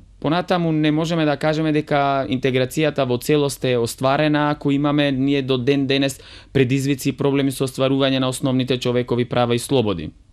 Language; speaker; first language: Macedonian; non-native, local second language; Romany